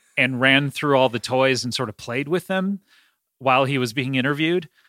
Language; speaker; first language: English; native; English